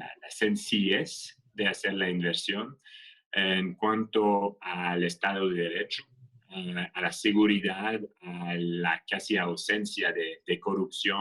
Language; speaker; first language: Spanish; non-native, fluent; French